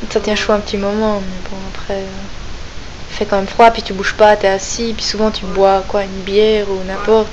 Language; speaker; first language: French; native; French